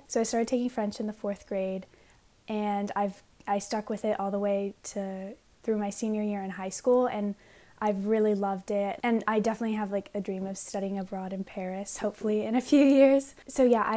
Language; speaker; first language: English; native; English